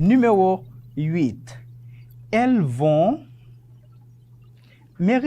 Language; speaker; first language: French; non-native, fluent; Spanish